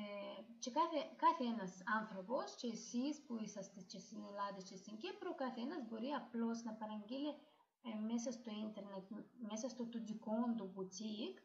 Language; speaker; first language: Greek; non-native, learner; Russian